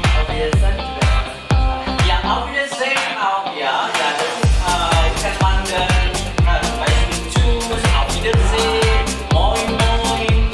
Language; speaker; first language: German; non-native, fluent; Indonesian